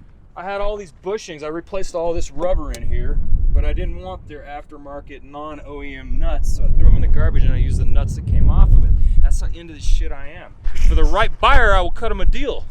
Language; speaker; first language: English; native; English